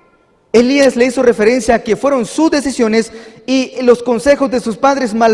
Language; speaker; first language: Spanish; native; Spanish